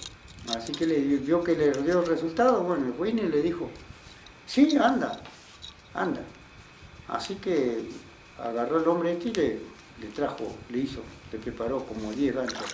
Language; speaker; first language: Spanish; native; Spanish